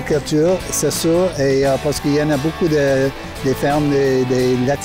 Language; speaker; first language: French; non-native, local second language; English